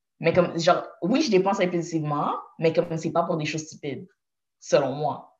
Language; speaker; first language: French; native; French